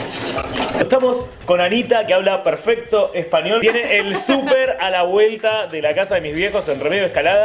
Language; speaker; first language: Spanish; native; Spanish